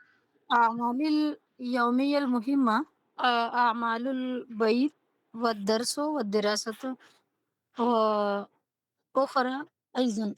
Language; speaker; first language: Arabic; non-native, learner; Urdu